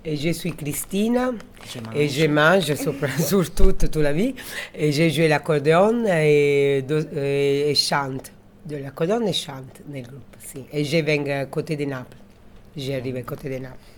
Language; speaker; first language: French; non-native, learner; Italian